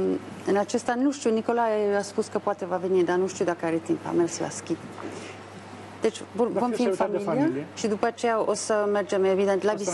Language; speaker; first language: Romanian; non-native, fluent; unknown